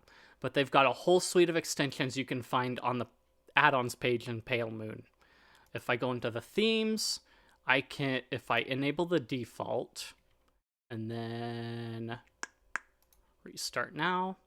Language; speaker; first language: English; native; English